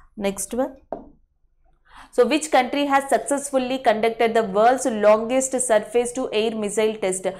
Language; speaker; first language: English; non-native, local second language; Telugu